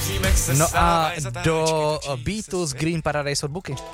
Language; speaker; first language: Czech; native; Czech